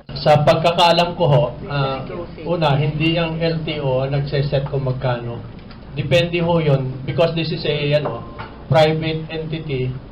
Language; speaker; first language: Filipino; native; Filipino